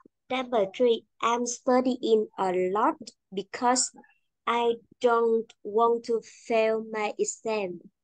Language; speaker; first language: English; non-native, learner; Vietnamese